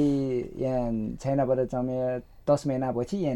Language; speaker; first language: Nepali; non-native, learner; Chinese